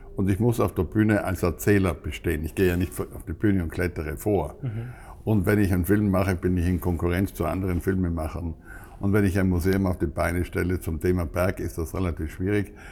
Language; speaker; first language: German; native; German